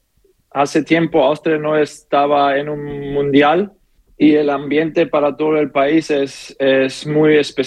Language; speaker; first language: Spanish; non-native, learner; German